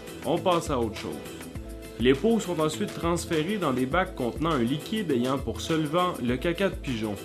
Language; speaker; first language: French; native; French